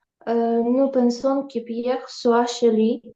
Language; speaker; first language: French; non-native, learner; Ukrainian